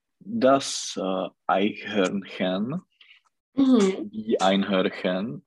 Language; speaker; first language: German; non-native, learner; Czech